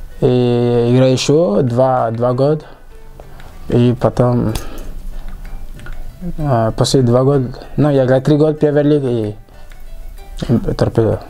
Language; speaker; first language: Russian; non-native, learner; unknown